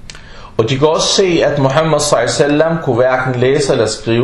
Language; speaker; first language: Danish; non-native, fluent; Arabic